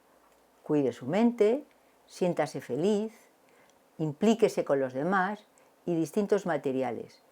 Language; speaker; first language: Spanish; native; Spanish